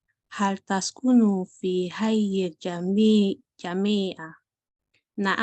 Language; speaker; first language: Arabic; non-native, learner; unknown